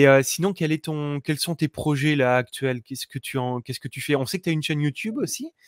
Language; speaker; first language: French; native; French